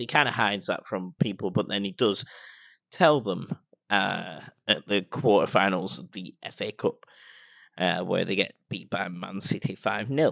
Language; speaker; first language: English; native; English